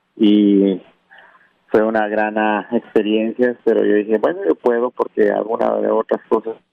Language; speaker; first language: Spanish; non-native, local second language; Kʼicheʼ